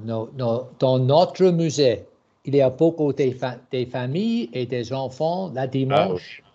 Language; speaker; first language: French; non-native, learner; English